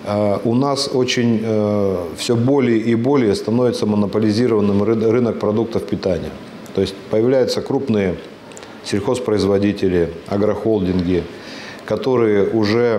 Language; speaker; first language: Russian; native; Russian